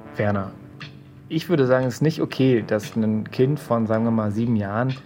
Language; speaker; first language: German; native; German